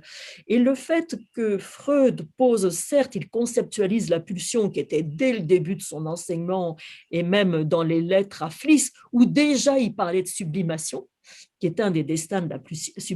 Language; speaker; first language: French; native; French